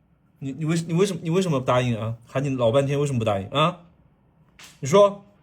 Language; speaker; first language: Chinese; native; Chinese